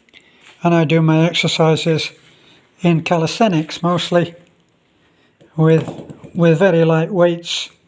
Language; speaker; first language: English; native; English